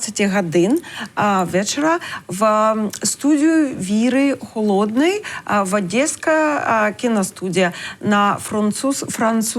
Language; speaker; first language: Ukrainian; non-native, learner; English